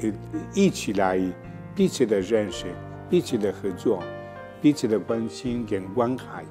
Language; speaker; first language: Chinese; non-native, fluent; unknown